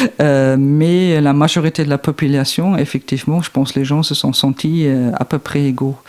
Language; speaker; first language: French; non-native, fluent; German